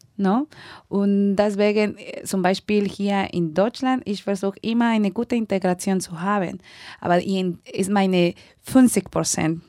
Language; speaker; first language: German; non-native, learner; Spanish